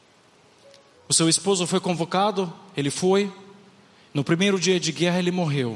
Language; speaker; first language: Portuguese; non-native, fluent; Ukrainian